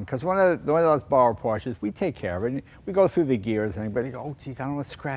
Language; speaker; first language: English; native; English